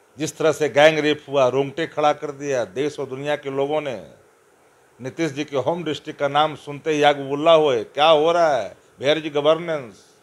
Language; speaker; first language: Hindi; native; Hindi